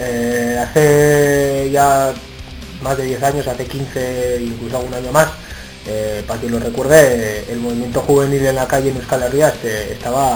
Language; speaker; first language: Spanish; native; Spanish